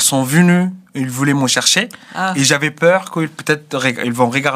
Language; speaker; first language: French; non-native, fluent; Arabic